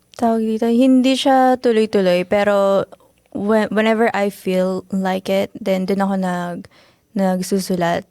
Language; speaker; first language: Filipino; native; Filipino